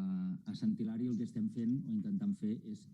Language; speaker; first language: Catalan; native; Catalan